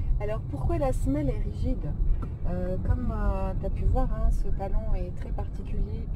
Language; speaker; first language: French; native; French